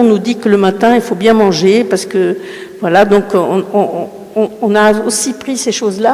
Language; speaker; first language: French; early bilingual, other home language; Spanish